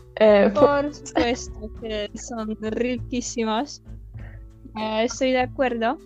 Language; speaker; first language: Spanish; non-native, learner; Polish